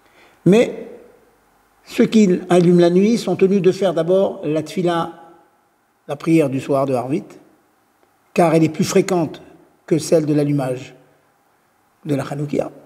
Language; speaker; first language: French; native; French